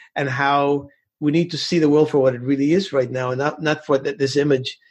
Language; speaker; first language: English; early bilingual, other home language; Spanish